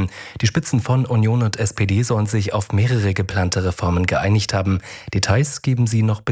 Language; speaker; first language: German; native; German